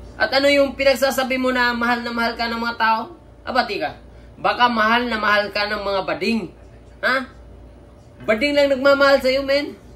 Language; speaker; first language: Filipino; non-native, local second language; Cebuano